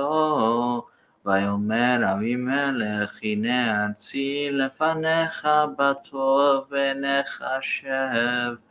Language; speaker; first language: Hebrew; non-native, learner; English